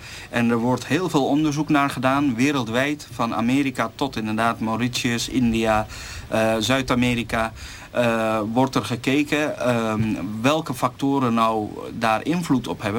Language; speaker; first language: Dutch; native; Dutch